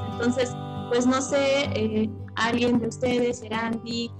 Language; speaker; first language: Spanish; native; Spanish